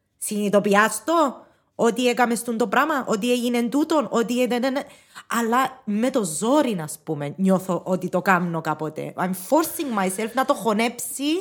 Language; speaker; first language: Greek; native; Greek